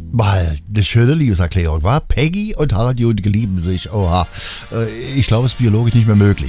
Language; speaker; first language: German; native; German